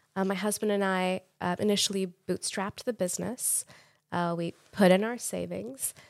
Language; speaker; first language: English; non-native, local second language; Urdu